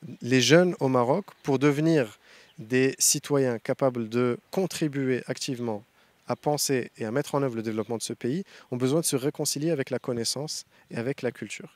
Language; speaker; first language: French; non-native, local second language; Arabic